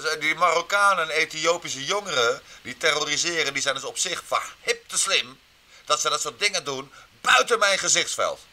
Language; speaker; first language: Dutch; native; Dutch